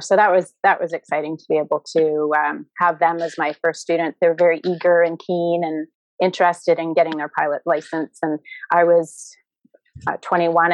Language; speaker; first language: English; native; English